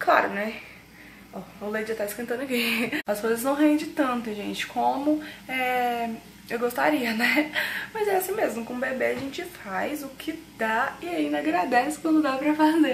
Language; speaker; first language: Portuguese; native; Portuguese